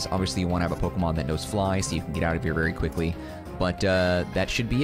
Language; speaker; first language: English; native; English